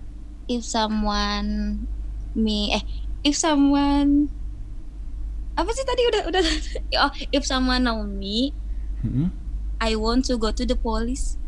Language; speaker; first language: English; non-native, learner; Indonesian